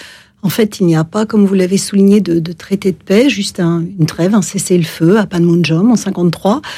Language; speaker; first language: French; native; French